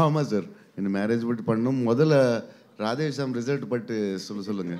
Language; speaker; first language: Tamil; non-native, learner; Telugu